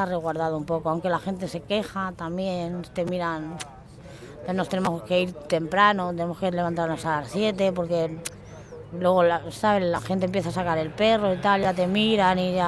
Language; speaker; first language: Spanish; native; Spanish